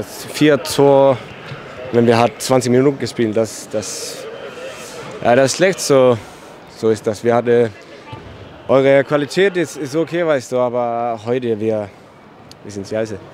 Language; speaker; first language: German; non-native, learner; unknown